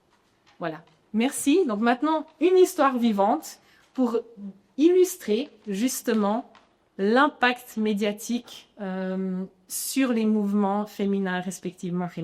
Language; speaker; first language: French; native; French